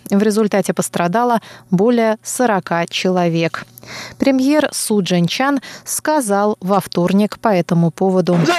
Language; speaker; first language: Russian; non-native, fluent; Chinese